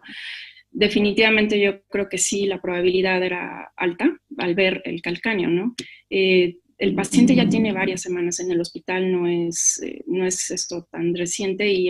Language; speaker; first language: Spanish; native; Spanish